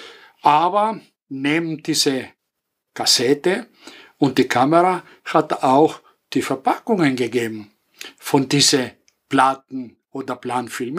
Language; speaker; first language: German; non-native, fluent; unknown